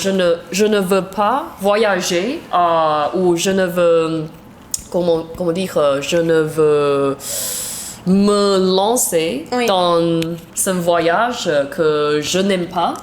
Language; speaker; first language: French; non-native, learner; Chinese